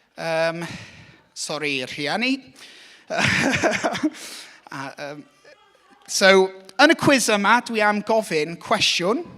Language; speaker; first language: Welsh; non-native, local second language; English